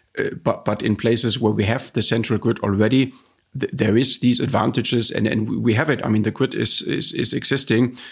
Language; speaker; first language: English; non-native, fluent; German